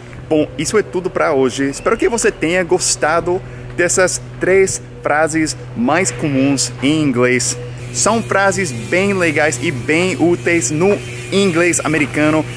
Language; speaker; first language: Portuguese; non-native, fluent; English